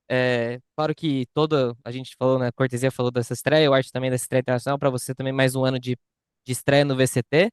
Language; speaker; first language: Portuguese; native; Portuguese